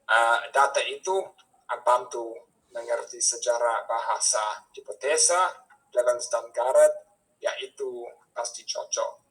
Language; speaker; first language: Indonesian; non-native, fluent; English